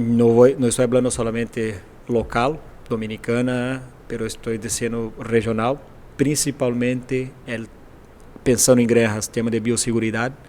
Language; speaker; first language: Spanish; non-native, fluent; Portuguese